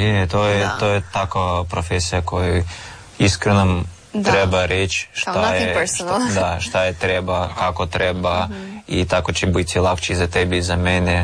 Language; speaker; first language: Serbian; non-native, learner; Russian